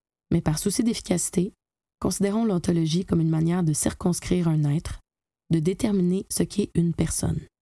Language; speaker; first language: French; native; French